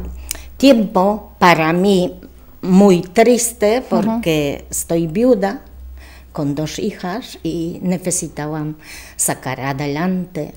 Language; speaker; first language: Spanish; non-native, learner; Polish